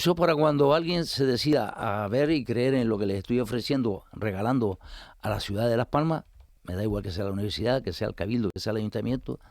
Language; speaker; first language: Spanish; native; Spanish